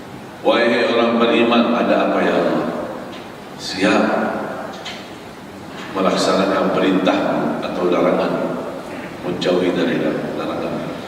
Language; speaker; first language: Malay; non-native, fluent; Arabic